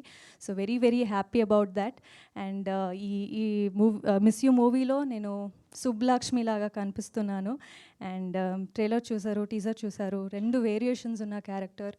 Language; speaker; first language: Telugu; non-native, fluent; Kannada